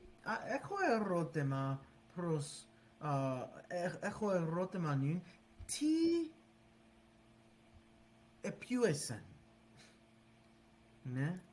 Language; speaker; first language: Greek; non-native, learner; English